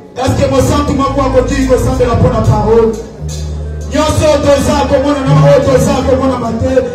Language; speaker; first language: Lingala; native; Lingala